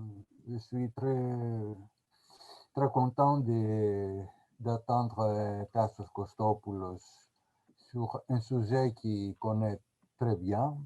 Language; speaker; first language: French; non-native, fluent; Greek